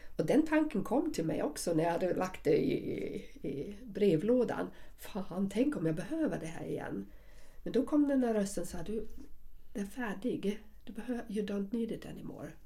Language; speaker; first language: Swedish; non-native, fluent; German